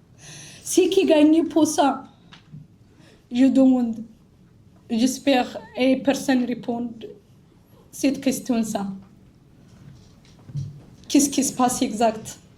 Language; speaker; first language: French; non-native, learner; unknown